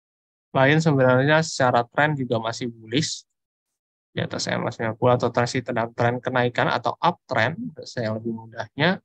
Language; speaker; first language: Indonesian; native; Indonesian